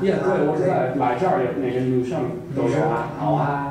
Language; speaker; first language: Chinese; non-native, learner; English